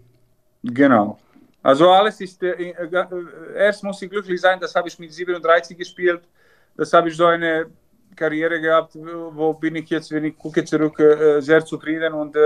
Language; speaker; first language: German; non-native, learner; Serbian